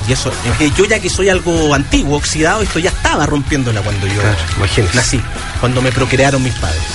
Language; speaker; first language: Spanish; native; Spanish